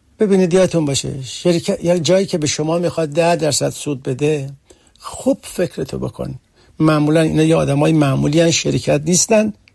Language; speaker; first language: Persian; early bilingual, heritage; Persian